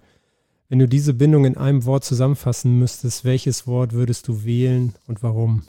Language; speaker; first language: German; native; German